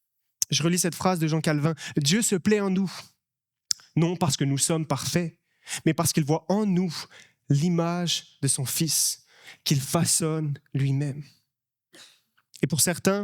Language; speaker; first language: French; native; French